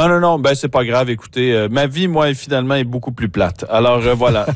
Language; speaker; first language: French; native; French